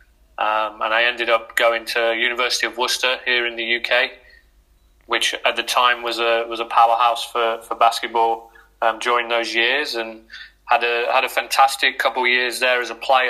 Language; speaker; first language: English; native; English